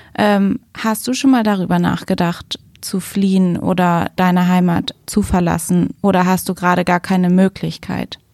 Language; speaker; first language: German; native; German